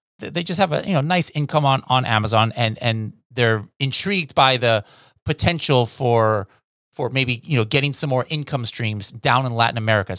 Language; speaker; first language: English; native; English